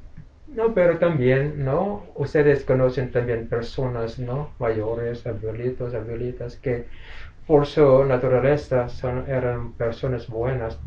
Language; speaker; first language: Spanish; non-native, fluent; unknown